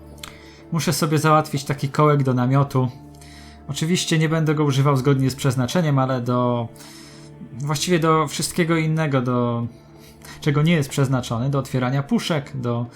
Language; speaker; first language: Polish; native; Polish